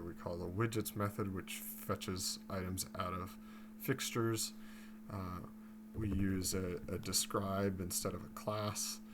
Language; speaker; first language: English; native; English